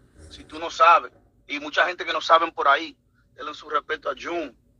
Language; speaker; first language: Spanish; early bilingual, heritage; Spanish